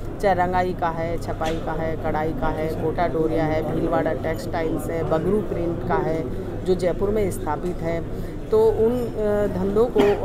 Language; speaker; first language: Hindi; native; Hindi